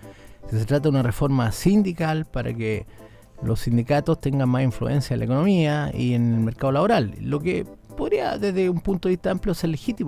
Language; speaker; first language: Spanish; native; Spanish